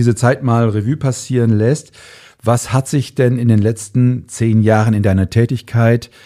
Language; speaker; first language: German; native; German